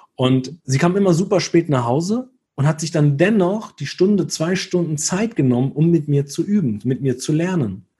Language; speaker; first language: German; early bilingual, other home language; Italian